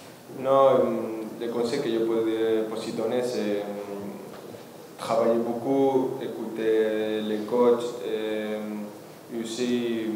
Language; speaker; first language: French; non-native, fluent; Spanish